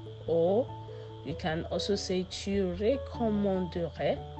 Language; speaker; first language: English; non-native, local second language; Yoruba